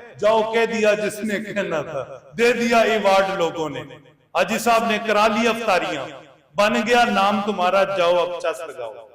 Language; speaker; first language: Urdu; non-native, local second language; Punjabi